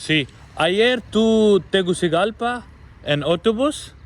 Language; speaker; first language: Spanish; non-native, learner; Hindi